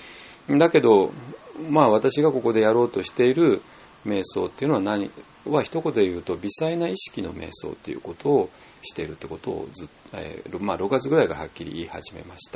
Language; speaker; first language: Japanese; native; Japanese